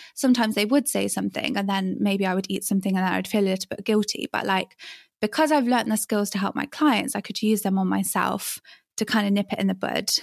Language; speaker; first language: English; native; English